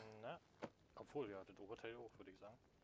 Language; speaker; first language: German; native; German